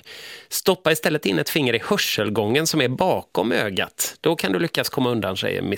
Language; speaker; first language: Swedish; native; Swedish